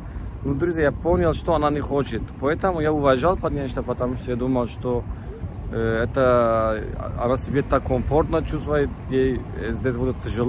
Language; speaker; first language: Russian; non-native, learner; Turkish